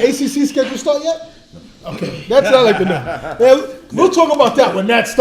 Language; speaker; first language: English; native; English